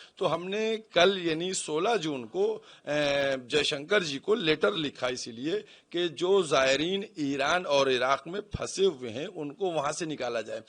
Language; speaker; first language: Urdu; native; Urdu